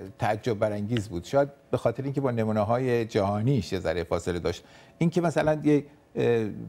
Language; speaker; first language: Persian; native; Persian